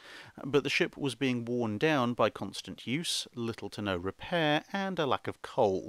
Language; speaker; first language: English; native; English